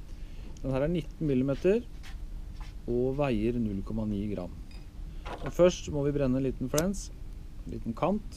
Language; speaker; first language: Norwegian; native; Norwegian